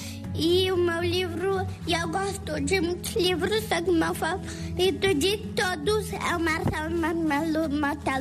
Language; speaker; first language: Portuguese; early bilingual, heritage; Portuguese